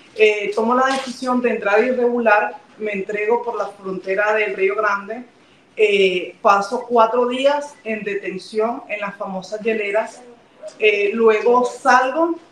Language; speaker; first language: Spanish; native; Spanish